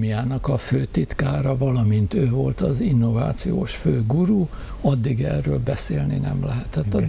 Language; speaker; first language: Hungarian; native; Hungarian